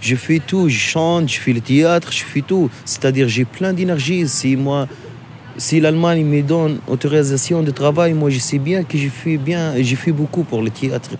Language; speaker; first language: French; non-native, local second language; Arabic